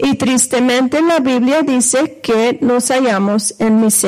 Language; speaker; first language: Spanish; non-native, fluent; English